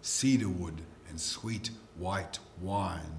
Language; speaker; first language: English; non-native, local second language; Limburgish